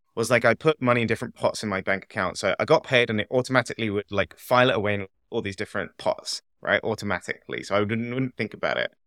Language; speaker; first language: English; native; English